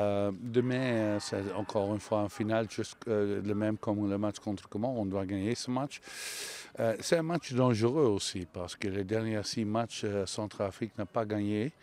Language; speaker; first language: French; non-native, local second language; Dutch